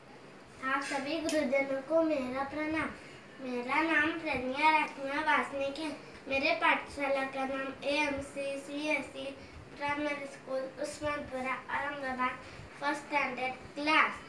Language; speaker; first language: Hindi; non-native, local second language; Marathi